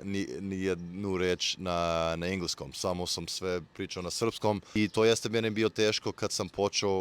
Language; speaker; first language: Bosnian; early bilingual, heritage; Serbian